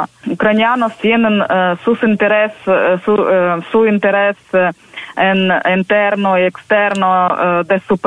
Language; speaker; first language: Spanish; non-native, fluent; Ukrainian